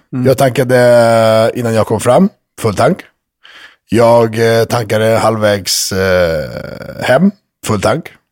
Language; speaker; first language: Swedish; native; Swedish